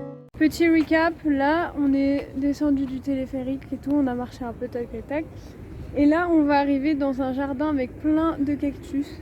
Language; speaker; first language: French; native; French